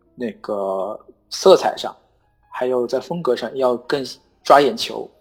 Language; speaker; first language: Chinese; native; Chinese